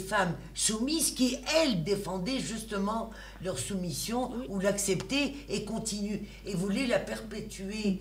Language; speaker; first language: French; non-native, local second language; Arabic